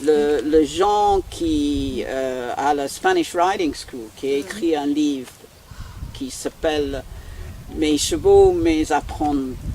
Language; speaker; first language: French; non-native, fluent; English